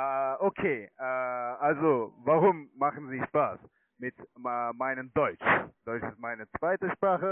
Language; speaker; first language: German; non-native, learner; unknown